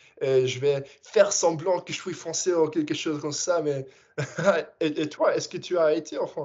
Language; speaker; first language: French; non-native, fluent; English